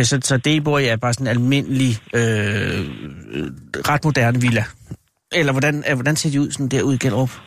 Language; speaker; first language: Danish; native; Danish